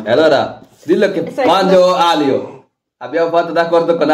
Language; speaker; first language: Italian; non-native, learner; Bangla